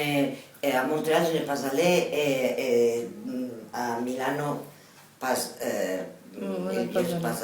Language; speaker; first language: French; non-native, learner; Catalan